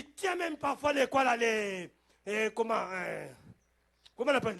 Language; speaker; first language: French; non-native, local second language; Lingala